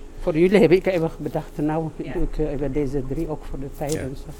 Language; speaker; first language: Dutch; non-native, learner; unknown